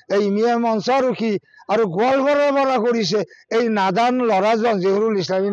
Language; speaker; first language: Assamese; non-native, local second language; Bangla